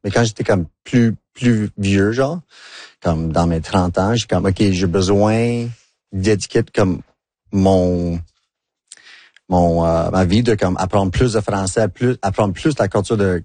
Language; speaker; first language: French; non-native, local second language; English